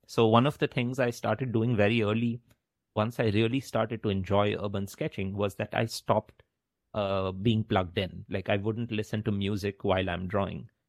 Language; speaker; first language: English; non-native, local second language; Hindi